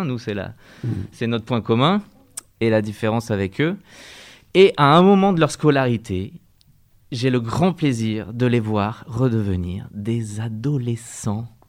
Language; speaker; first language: French; native; French